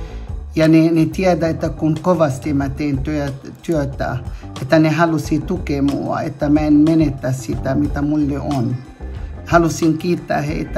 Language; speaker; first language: Finnish; non-native, fluent; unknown